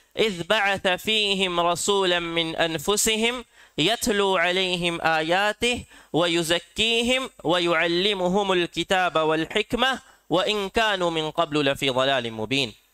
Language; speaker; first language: Urdu; native; Urdu